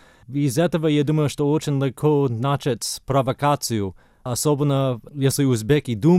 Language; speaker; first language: Russian; non-native, fluent; English